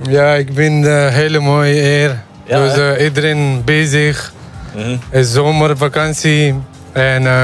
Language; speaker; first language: Dutch; non-native, learner; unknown